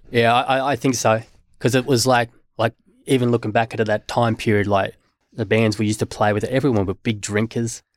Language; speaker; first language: English; native; English